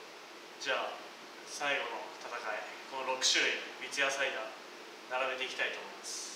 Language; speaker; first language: Japanese; native; Japanese